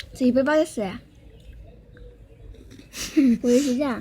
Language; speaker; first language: Korean; native; Korean